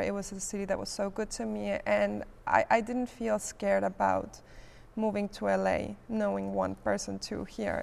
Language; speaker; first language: English; non-native, fluent; Spanish